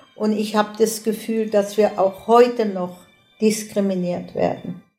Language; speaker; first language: German; non-native, local second language; Romany